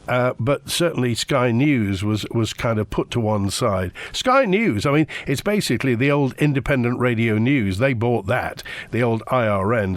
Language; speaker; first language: English; native; English